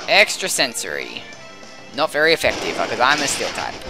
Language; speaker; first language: English; native; English